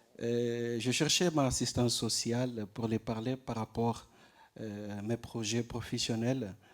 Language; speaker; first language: French; non-native, learner; Portuguese